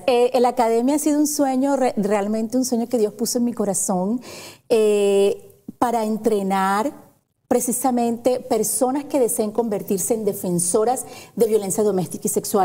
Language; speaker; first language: Spanish; native; Spanish